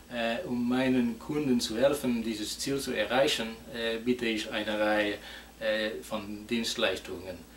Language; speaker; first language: German; non-native, fluent; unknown